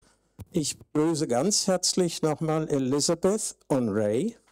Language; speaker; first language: German; native; German